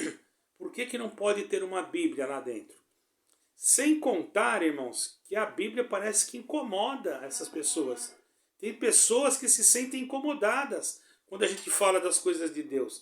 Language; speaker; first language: Portuguese; native; Portuguese